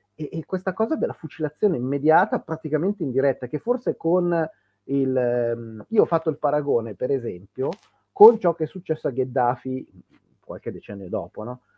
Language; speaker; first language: Italian; native; Italian